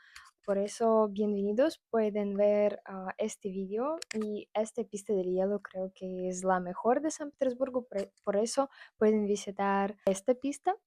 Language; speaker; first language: Spanish; non-native, fluent; Russian